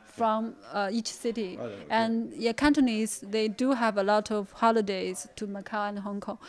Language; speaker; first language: English; non-native, fluent; Chinese